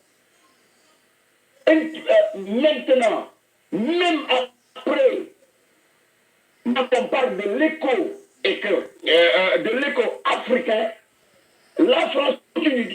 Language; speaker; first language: French; non-native, local second language; Wolof